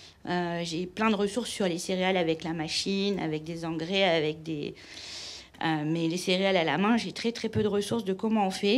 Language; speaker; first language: French; native; French